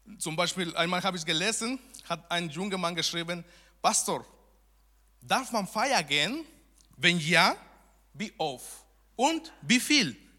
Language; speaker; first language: German; non-native, fluent; Spanish